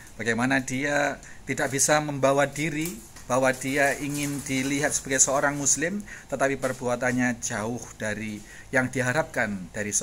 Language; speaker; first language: Indonesian; native; Indonesian